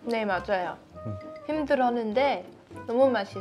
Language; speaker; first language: Korean; non-native, learner; German